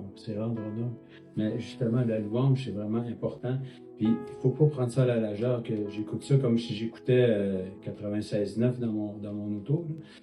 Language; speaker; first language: French; native; French